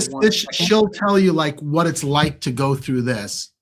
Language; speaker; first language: English; native; English